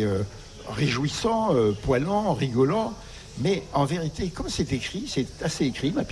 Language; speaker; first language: French; native; French